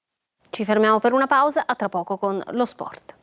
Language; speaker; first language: Italian; native; Italian